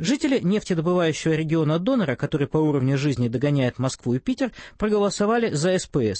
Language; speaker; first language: Russian; native; Russian